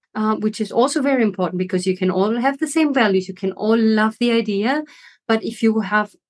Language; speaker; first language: English; non-native, fluent; German